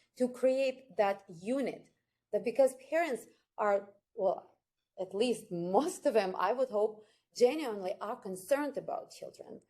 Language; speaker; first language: English; non-native, fluent; Ukrainian